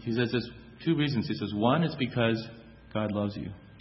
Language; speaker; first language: English; native; English